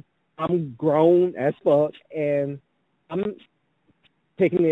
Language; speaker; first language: English; native; English